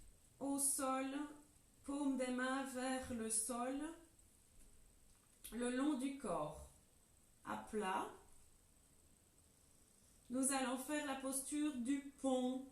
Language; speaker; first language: French; native; French